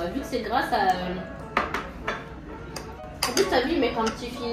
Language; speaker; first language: French; native; French